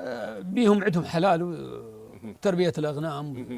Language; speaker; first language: Arabic; native; Arabic